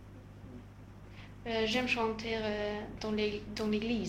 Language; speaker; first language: French; non-native, learner; Russian